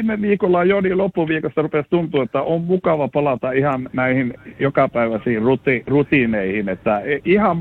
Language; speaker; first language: Finnish; early bilingual, heritage; Finnish